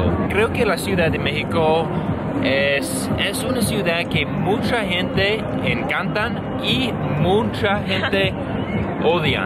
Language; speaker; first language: Spanish; non-native, learner; English